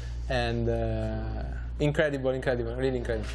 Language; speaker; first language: English; non-native, learner; Italian